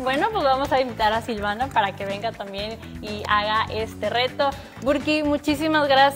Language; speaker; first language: Spanish; native; Spanish